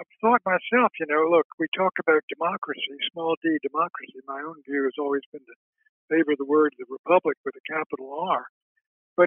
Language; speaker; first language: English; native; English